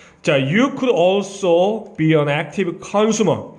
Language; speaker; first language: English; non-native, fluent; Korean